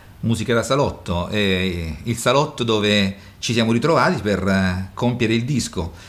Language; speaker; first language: Italian; native; Italian